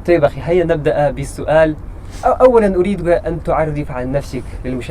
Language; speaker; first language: Arabic; non-native, fluent; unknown